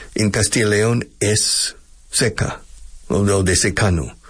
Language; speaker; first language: Spanish; non-native, fluent; English